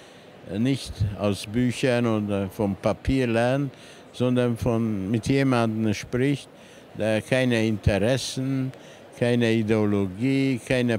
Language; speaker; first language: German; non-native, fluent; Hungarian